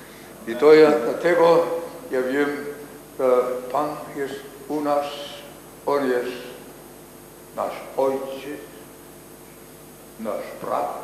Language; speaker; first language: Polish; non-native, learner; German